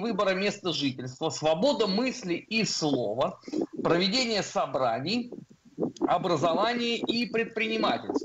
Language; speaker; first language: Russian; native; Russian